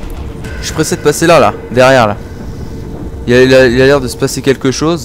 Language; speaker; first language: French; native; French